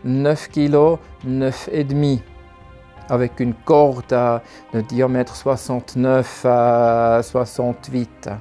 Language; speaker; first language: French; non-native, learner; German